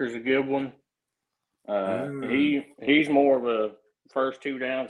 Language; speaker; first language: English; early bilingual, other home language; Spanish